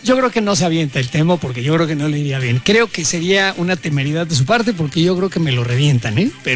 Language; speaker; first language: Spanish; native; Spanish